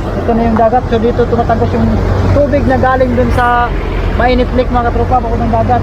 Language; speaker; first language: Filipino; non-native, local second language; Surigaonon